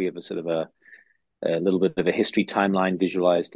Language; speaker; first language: English; native; English